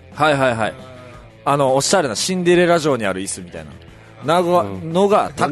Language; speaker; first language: Japanese; native; Japanese